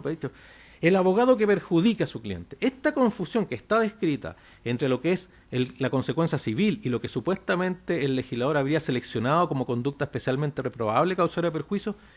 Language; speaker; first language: Spanish; native; Spanish